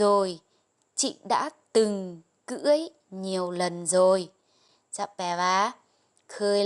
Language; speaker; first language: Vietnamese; non-native, fluent; Lao